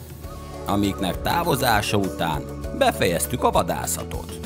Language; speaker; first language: Hungarian; native; Hungarian